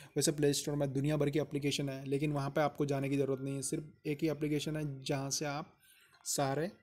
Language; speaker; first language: Hindi; native; Hindi